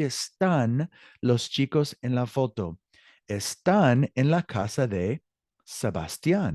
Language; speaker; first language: Spanish; non-native, fluent; English